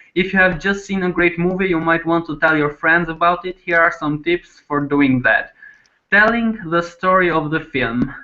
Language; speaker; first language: English; non-native, fluent; Albanian